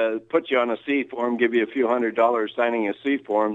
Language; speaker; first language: English; native; English